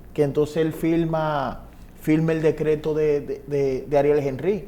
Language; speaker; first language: Spanish; native; Spanish